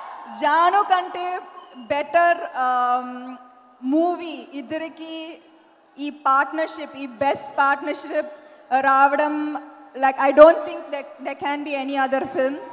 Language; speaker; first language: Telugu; non-native, fluent; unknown